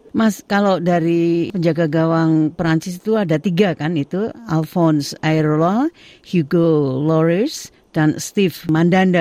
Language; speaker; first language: Indonesian; native; Indonesian